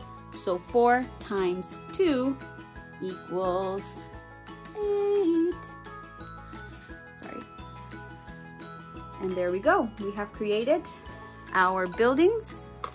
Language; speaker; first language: English; early bilingual, other home language; Spanish